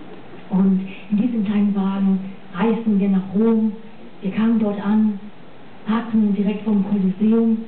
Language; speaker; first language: German; non-native, fluent; English